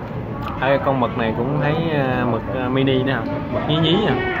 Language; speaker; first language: Vietnamese; native; Vietnamese